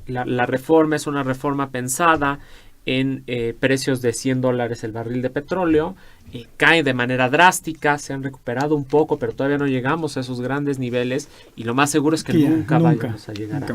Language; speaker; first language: Spanish; native; Spanish